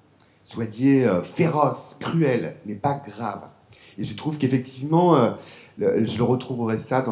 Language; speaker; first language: French; native; French